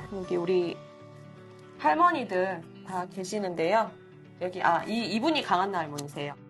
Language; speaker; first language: Korean; native; Korean